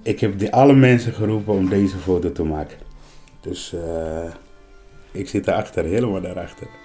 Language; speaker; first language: Dutch; non-native, learner; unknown